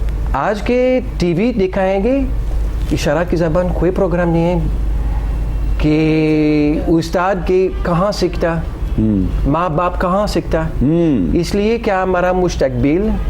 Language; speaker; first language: Hindi; non-native, learner; English